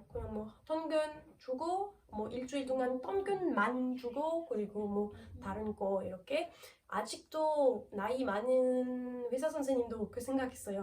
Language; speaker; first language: Korean; non-native, learner; French